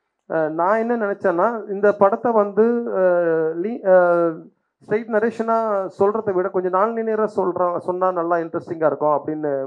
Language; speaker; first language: Tamil; native; Tamil